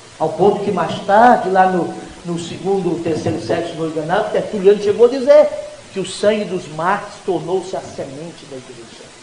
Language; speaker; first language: Portuguese; native; Portuguese